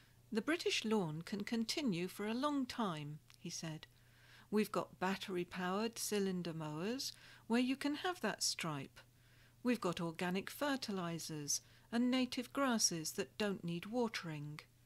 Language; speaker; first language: English; native; English